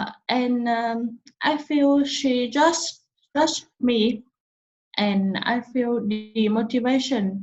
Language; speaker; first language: English; non-native, learner; Vietnamese